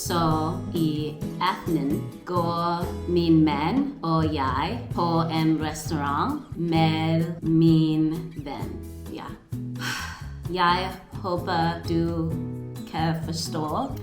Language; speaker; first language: Danish; non-native, learner; English